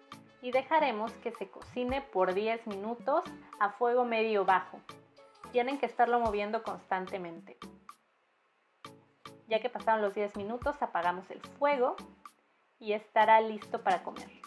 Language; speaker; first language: Spanish; native; Spanish